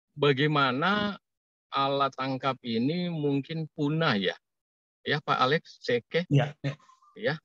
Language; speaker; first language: Indonesian; native; Indonesian